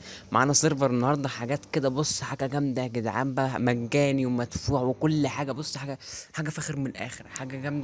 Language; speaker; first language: Arabic; native; Arabic